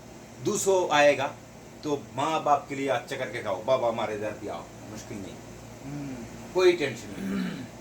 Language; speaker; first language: Hindi; non-native, learner; Bangla